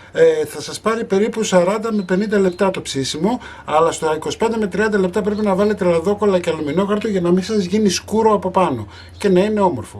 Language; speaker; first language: Greek; native; Greek